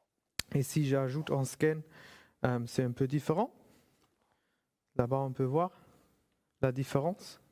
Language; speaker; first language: French; non-native, fluent; German